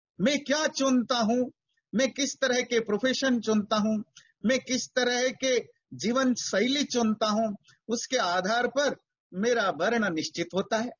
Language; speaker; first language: Hindi; native; Hindi